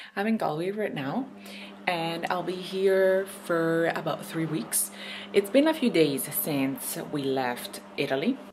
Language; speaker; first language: English; non-native, fluent; Italian